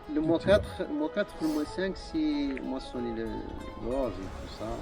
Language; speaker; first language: French; non-native, learner; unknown